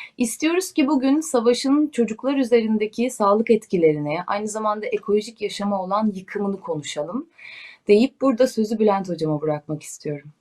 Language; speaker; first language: Turkish; native; Turkish